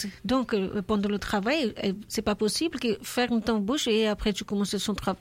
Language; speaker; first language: French; non-native, learner; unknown